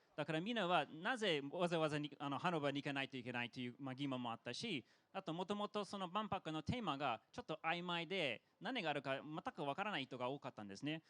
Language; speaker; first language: Japanese; non-native, fluent; English